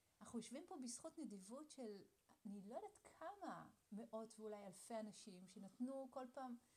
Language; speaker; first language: Hebrew; native; Hebrew